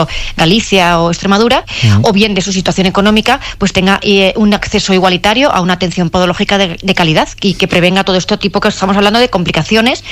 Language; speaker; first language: Spanish; native; Spanish